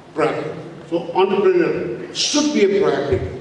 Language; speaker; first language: English; non-native, local second language; Nepali